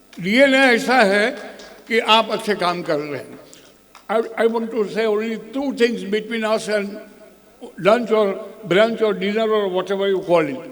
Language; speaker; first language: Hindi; non-native, local second language; Gujarati